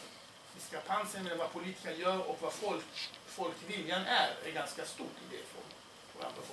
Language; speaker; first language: Swedish; non-native, fluent; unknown